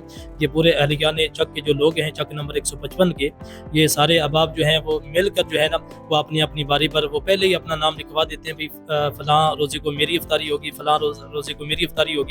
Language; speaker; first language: Urdu; native; Urdu